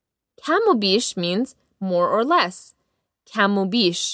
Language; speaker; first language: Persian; early bilingual, heritage; Persian